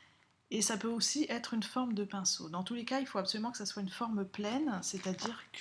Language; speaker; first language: French; native; French